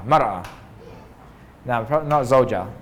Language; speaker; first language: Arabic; non-native, fluent; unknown